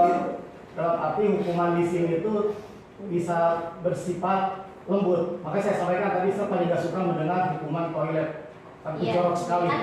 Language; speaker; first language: Indonesian; native; Indonesian